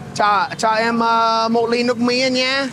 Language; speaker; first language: Vietnamese; non-native, fluent; English